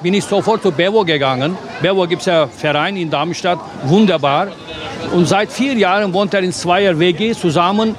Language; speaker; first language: German; non-native, fluent; Turkish